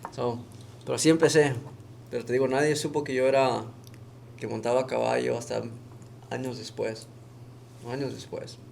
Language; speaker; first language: Spanish; early bilingual, other home language; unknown